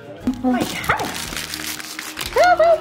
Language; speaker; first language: Swedish; non-native, learner; Japanese